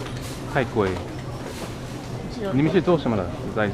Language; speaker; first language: Chinese; non-native, fluent; English